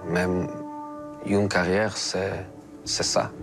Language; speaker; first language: French; non-native, fluent; Portuguese